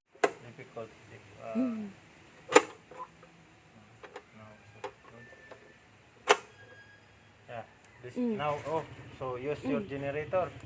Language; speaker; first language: English; non-native, local second language; Cebuano